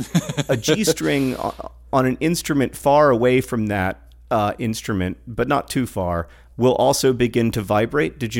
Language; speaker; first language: English; native; English